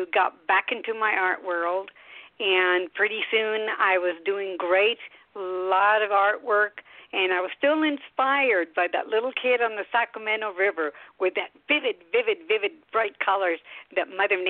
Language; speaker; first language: English; early bilingual, other home language; Spanish